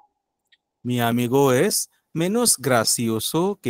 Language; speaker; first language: Spanish; non-native, fluent; Marathi